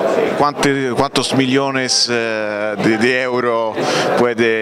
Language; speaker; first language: Spanish; non-native, learner; Italian